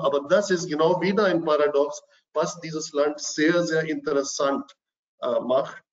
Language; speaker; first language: German; non-native, fluent; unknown